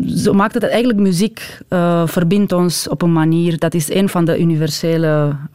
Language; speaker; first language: Dutch; non-native, fluent; Romanian